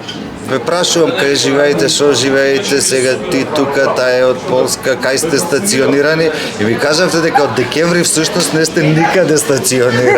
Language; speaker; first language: Macedonian; native; Macedonian